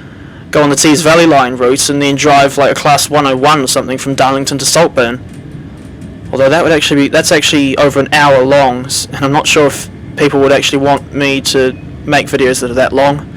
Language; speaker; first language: English; native; English